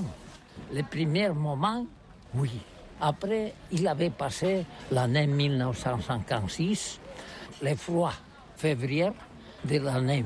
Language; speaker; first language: French; non-native, learner; Catalan